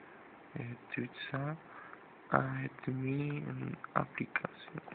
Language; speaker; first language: French; non-native, learner; Spanish